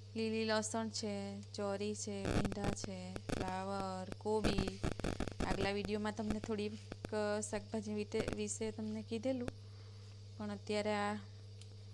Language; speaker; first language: Gujarati; non-native, local second language; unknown